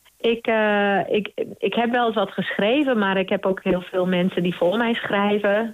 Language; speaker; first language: Dutch; non-native, local second language; Western Frisian